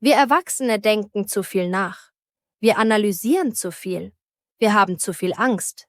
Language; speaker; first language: German; native; German